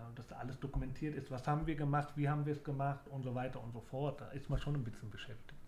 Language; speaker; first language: German; native; German